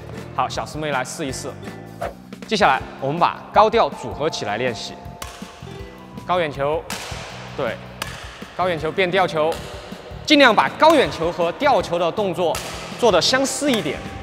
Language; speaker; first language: Chinese; native; Chinese